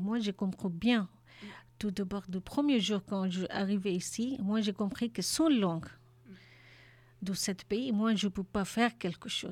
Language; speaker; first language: French; non-native, learner; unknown